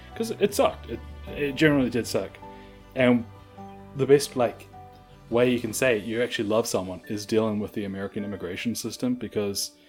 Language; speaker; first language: English; native; English